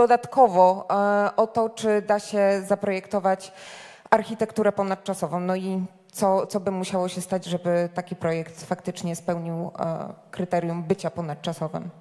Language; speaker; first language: Polish; native; Polish